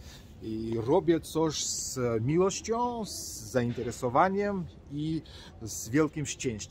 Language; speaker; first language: Polish; non-native, fluent; Georgian